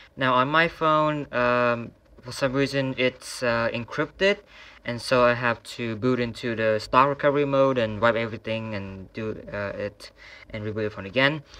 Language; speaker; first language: English; non-native, fluent; Vietnamese